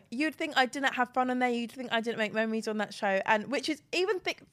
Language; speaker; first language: English; native; English